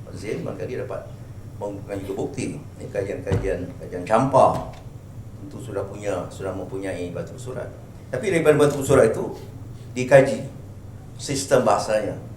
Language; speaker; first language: Malay; native; Malay